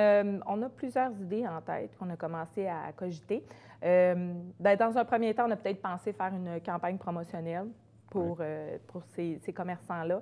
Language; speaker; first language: French; native; French